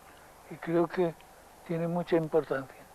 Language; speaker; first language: Spanish; non-native, local second language; Catalan